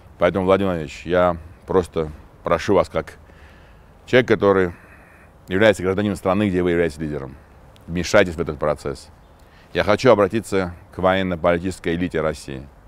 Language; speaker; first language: Russian; non-native, local second language; Armenian